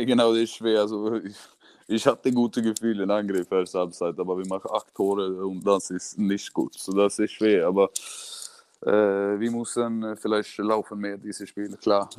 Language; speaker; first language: German; non-native, learner; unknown